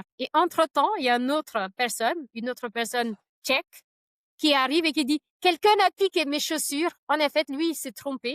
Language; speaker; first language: French; non-native, fluent; Albanian